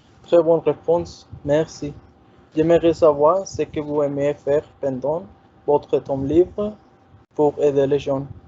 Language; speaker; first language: French; non-native, learner; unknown